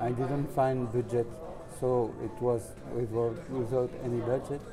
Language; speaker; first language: English; non-native, learner; French